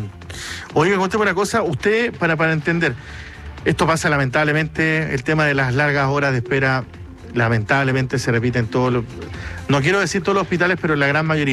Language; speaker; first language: Spanish; native; Spanish